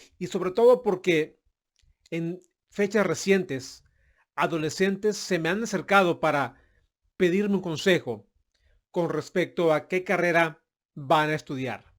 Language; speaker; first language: Spanish; native; Spanish